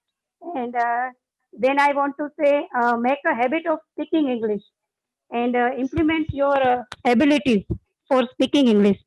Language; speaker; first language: English; non-native, learner; Gujarati